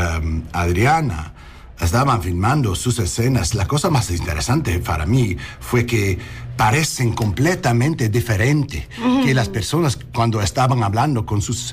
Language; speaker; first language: Spanish; non-native, learner; English